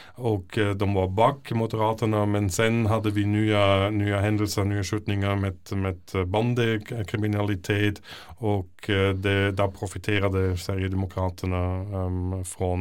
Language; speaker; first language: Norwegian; non-native, fluent; German